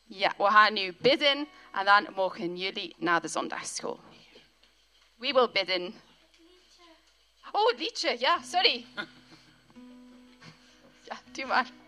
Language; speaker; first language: Dutch; non-native, fluent; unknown